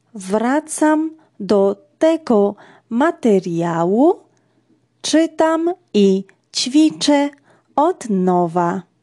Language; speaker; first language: Polish; non-native, fluent; Georgian